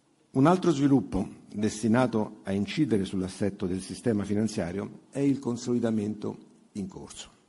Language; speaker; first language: Italian; native; Italian